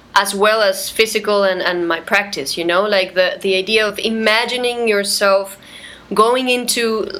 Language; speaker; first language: English; non-native, fluent; Spanish